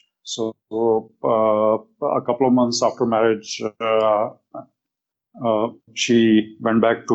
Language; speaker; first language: English; non-native, local second language; Hindi